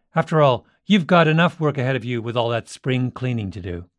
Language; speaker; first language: English; native; English